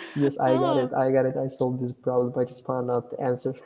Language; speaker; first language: English; non-native, fluent; Turkish